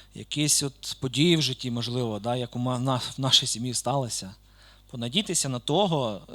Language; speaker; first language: Ukrainian; native; Ukrainian